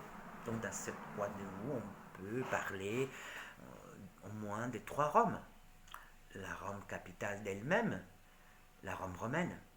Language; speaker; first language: French; non-native, learner; Italian